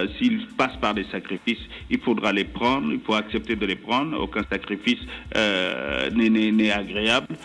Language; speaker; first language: French; non-native, local second language; Wolof